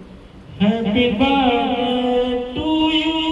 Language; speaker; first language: Hindi; native; Hindi